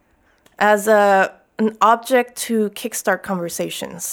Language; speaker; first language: English; native; English